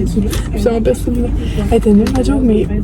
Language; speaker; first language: French; native; French